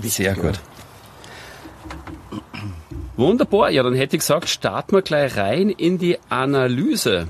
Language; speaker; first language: German; native; German